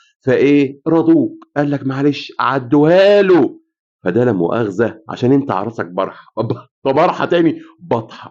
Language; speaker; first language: Arabic; native; Arabic